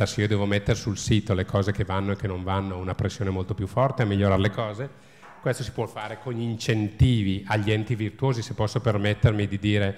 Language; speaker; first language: Italian; native; Italian